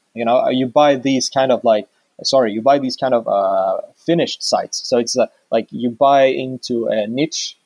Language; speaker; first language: English; non-native, fluent; Swedish